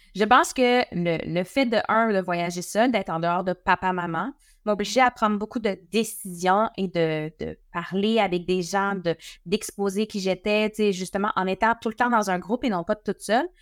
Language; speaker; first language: French; native; French